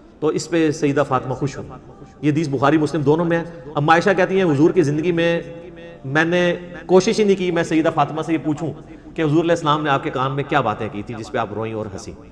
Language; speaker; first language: Urdu; non-native, local second language; Punjabi